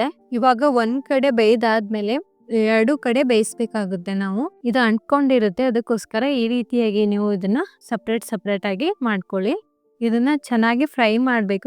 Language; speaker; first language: Kannada; native; Kannada